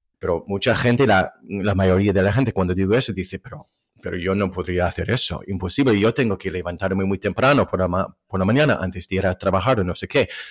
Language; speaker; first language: Spanish; non-native, fluent; English